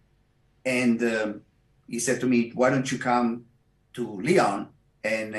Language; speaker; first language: English; non-native, fluent; Italian